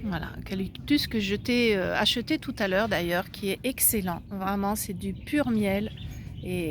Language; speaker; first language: French; native; French